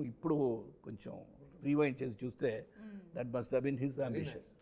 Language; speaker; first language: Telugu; non-native, local second language; Tamil